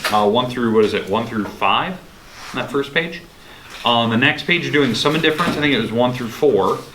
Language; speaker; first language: English; native; English